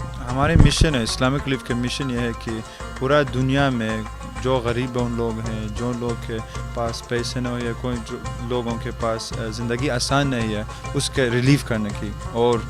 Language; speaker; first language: Hindi; early bilingual, heritage; Hindi